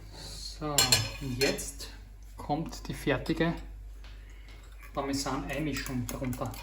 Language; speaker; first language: German; native; German